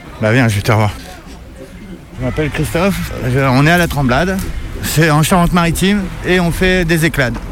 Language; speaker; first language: French; native; French